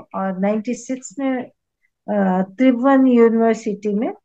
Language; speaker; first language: Hindi; native; Hindi